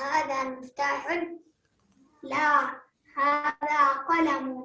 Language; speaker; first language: Arabic; non-native, learner; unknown